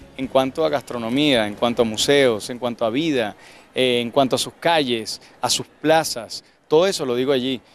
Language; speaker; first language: Spanish; native; Spanish